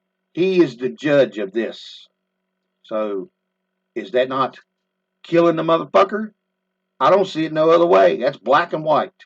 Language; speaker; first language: English; native; English